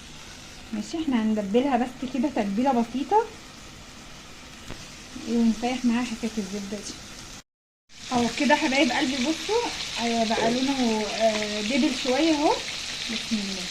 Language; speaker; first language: Arabic; native; Arabic